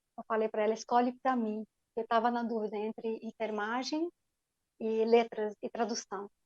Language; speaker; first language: Portuguese; non-native, fluent; Arabic